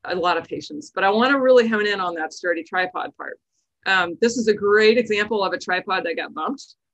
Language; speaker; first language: English; native; English